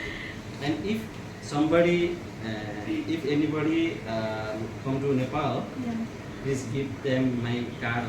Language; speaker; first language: English; non-native, learner; Nepali